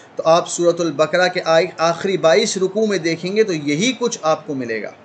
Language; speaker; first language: Urdu; native; Urdu